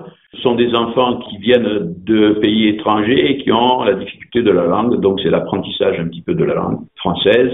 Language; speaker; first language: French; native; French